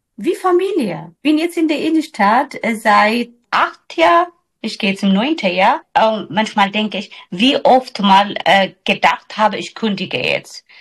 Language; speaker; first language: German; non-native, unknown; Somali